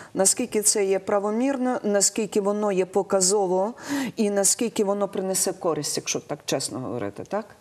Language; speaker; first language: Ukrainian; native; Ukrainian